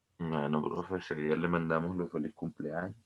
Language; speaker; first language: Spanish; native; Spanish